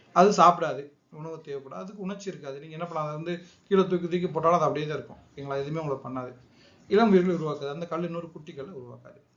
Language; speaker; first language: Tamil; native; Tamil